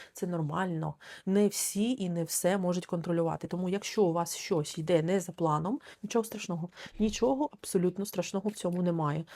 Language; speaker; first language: Ukrainian; non-native, local second language; Russian